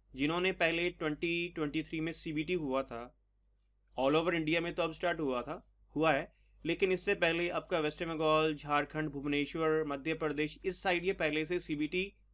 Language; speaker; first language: Hindi; non-native, local second language; Punjabi